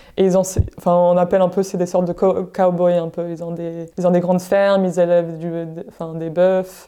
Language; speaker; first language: French; non-native, local second language; English